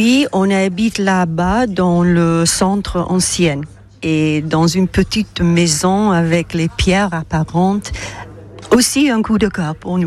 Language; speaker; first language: French; non-native, learner; English